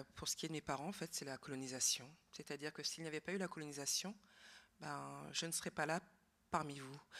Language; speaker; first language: French; native; French